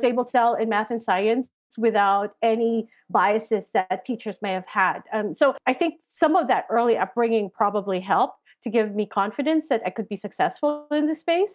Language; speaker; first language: English; non-native, local second language; Filipino